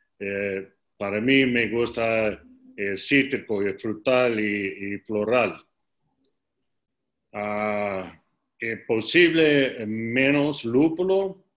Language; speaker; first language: Spanish; non-native, learner; English